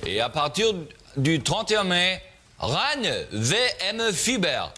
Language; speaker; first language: French; non-native, learner; German